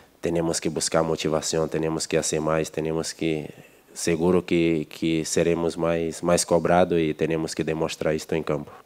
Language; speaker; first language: Spanish; non-native, learner; Portuguese